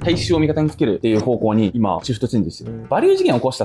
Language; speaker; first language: Japanese; native; Japanese